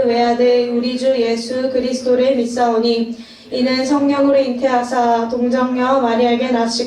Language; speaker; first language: Korean; native; Korean